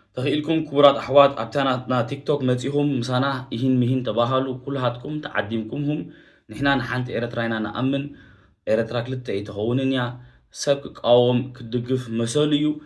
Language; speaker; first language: Tigrinya; early bilingual, heritage; Tigrinya